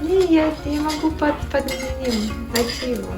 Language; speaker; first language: Russian; early bilingual, heritage; Russian